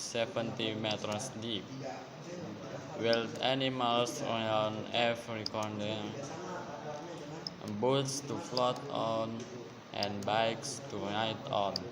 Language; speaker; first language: English; non-native, learner; Indonesian